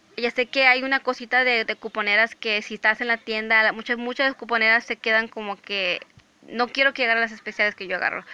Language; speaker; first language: Spanish; early bilingual, heritage; English